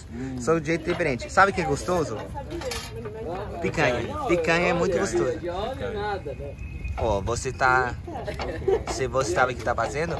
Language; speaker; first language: Portuguese; non-native, learner; English